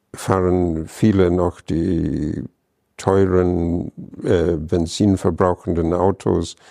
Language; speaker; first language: German; non-native, fluent; English